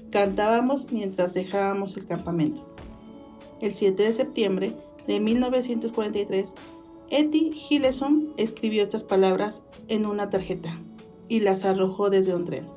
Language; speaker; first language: Spanish; native; Spanish